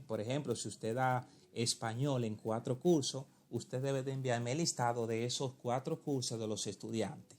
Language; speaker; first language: Spanish; native; Spanish